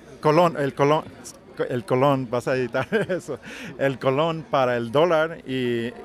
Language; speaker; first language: Spanish; non-native, learner; English